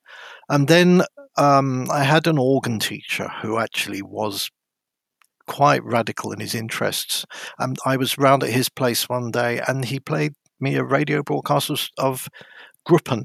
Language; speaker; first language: English; native; English